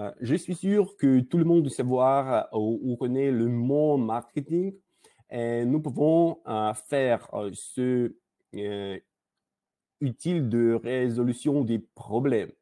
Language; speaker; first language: French; non-native, learner; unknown